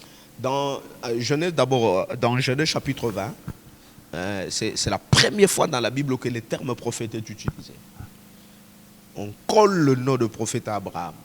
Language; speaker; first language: French; non-native, local second language; Swahili